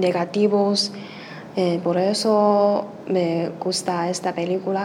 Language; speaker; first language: Spanish; non-native, learner; Chinese